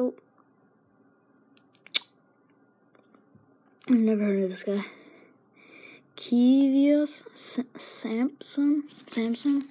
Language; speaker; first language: English; native; English